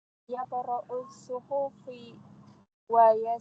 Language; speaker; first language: Arabic; non-native, learner; Indonesian